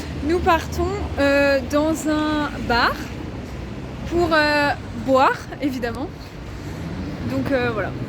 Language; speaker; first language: French; native; French